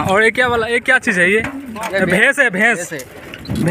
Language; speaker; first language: Hindi; non-native, local second language; Assamese